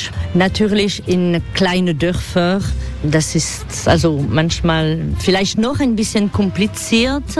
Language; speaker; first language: German; non-native, fluent; French